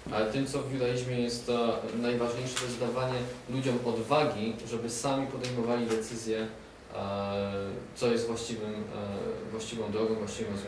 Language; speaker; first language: Polish; native; Polish